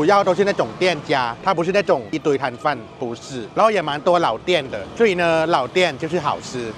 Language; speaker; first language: Chinese; non-native, fluent; Thai